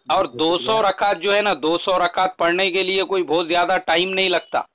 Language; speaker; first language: Hindi; non-native, local second language; Urdu